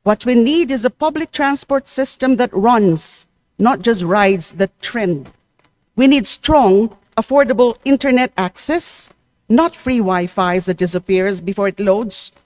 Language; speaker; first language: English; non-native, local second language; Filipino